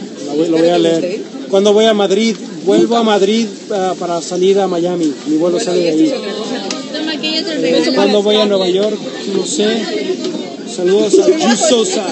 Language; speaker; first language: Spanish; native; Spanish